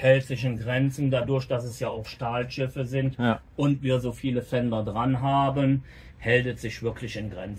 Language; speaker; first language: German; native; German